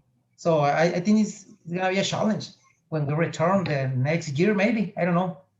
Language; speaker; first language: English; non-native, fluent; Spanish